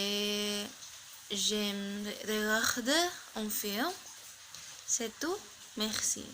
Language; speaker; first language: French; non-native, learner; Indonesian